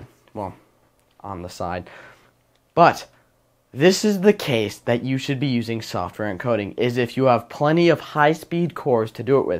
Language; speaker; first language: English; native; English